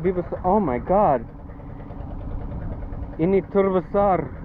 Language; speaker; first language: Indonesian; non-native, learner; English